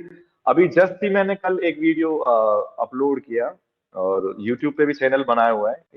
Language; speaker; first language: Hindi; native; Hindi